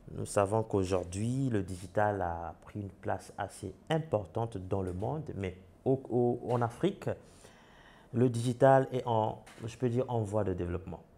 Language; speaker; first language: French; non-native, local second language; Wolof